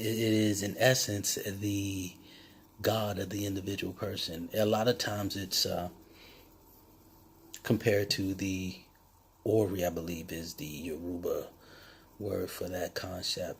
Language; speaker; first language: English; native; English